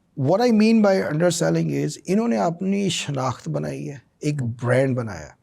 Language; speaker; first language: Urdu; non-native, local second language; Punjabi